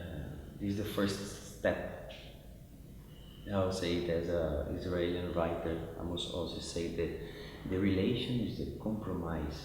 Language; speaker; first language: English; non-native, fluent; Portuguese